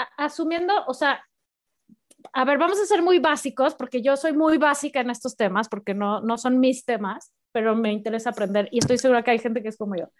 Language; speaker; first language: Spanish; native; Spanish